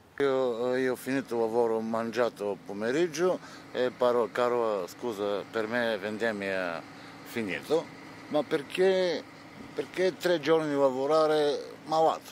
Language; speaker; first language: Italian; non-native, learner; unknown